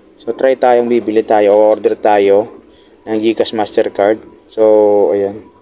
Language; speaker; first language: Filipino; native; Filipino